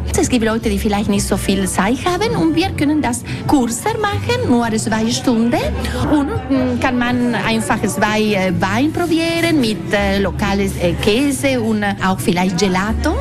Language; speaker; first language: German; non-native, fluent; Italian